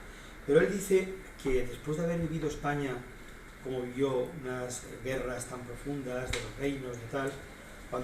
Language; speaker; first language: Spanish; native; Spanish